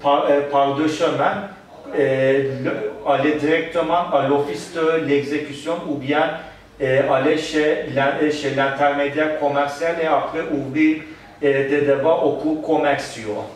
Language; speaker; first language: French; non-native, learner; Turkish